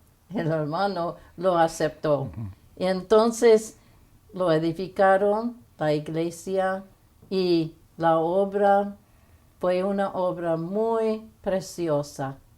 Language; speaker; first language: Spanish; non-native, fluent; English